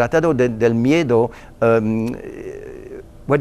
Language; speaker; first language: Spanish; non-native, learner; French